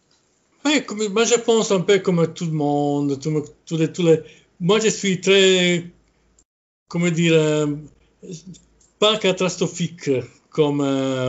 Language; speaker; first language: French; non-native, fluent; Italian